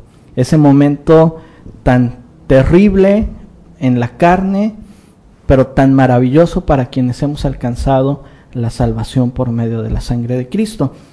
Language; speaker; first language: Spanish; native; Spanish